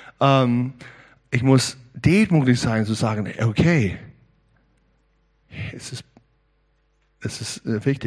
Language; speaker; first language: German; non-native, learner; English